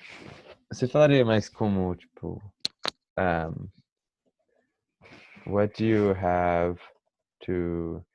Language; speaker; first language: Portuguese; non-native, fluent; English